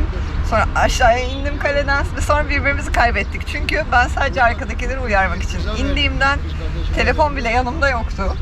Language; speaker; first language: Turkish; native; Turkish